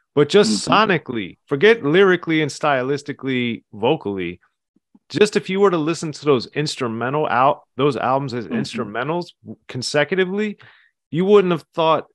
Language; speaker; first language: English; native; English